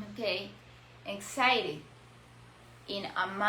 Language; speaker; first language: English; non-native, learner; Spanish